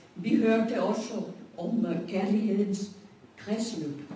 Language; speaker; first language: Danish; non-native, fluent; Spanish